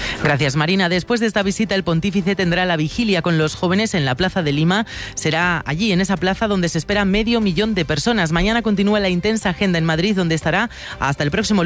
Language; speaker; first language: Spanish; native; Spanish